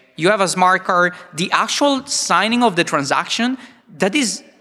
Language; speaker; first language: English; non-native, fluent; Italian